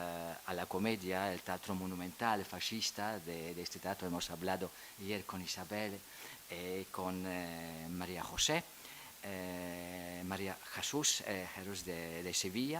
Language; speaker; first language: Spanish; non-native, fluent; Polish